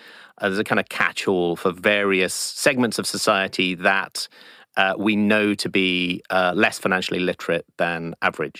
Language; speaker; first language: English; native; English